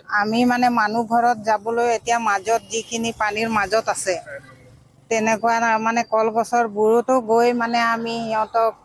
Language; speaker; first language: Assamese; native; Assamese